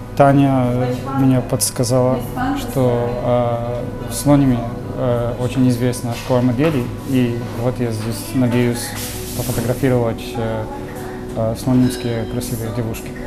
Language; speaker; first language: Russian; non-native, learner; Polish